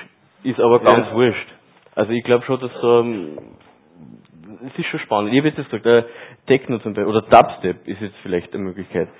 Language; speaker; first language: German; native; German